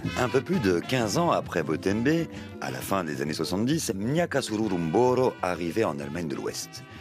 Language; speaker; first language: French; native; French